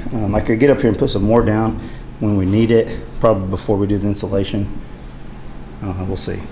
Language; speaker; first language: English; native; English